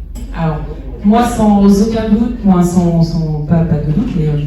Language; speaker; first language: French; native; French